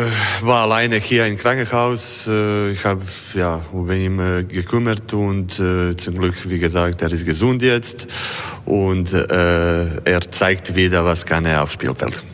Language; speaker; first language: German; non-native, learner; Croatian